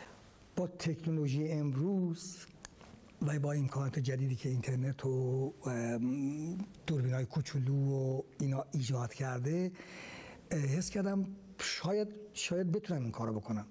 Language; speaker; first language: Persian; native; Persian